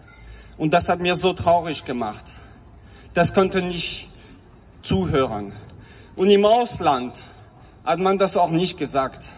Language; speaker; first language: German; non-native, fluent; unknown